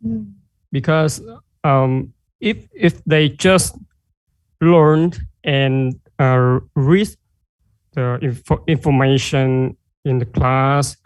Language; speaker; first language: English; non-native, learner; Vietnamese